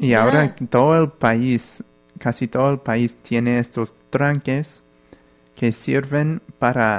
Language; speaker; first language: Spanish; non-native, fluent; English